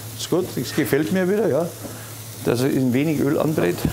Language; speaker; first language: German; native; German